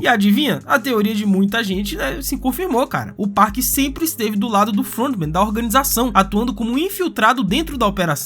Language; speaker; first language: Portuguese; native; Portuguese